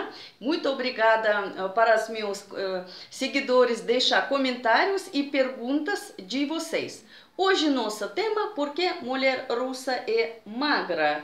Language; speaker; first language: Portuguese; non-native, fluent; Russian